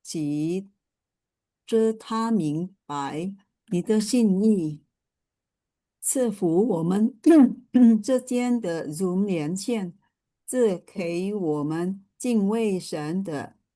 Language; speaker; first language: Chinese; non-native, fluent; Indonesian